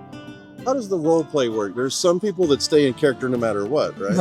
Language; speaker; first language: English; native; English